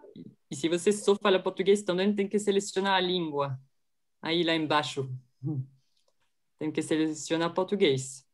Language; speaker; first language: Portuguese; non-native, fluent; French